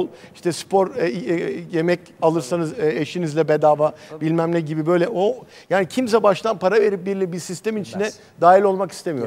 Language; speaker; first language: Turkish; native; Turkish